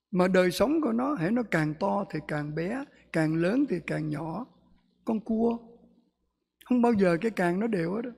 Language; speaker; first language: Vietnamese; native; Vietnamese